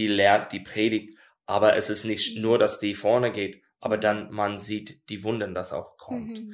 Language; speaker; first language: German; non-native, learner; English